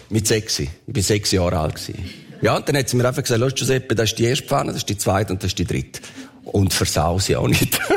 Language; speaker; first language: German; early bilingual, other home language; Italian